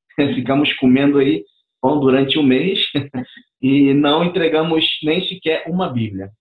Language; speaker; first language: Portuguese; native; Portuguese